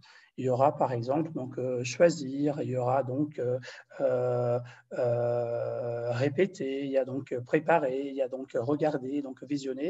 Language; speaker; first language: French; non-native, fluent; Portuguese